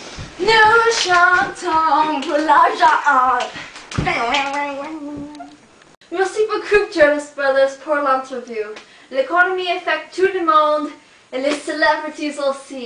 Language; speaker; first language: French; non-native, learner; English